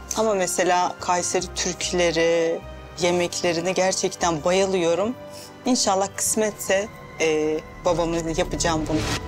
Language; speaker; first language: Turkish; non-native, fluent; Russian